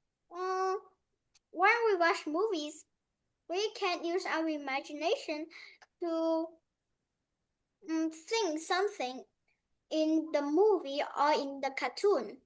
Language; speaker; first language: English; non-native, learner; Vietnamese